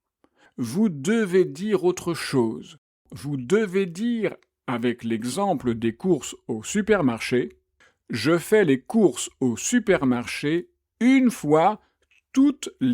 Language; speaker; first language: French; native; French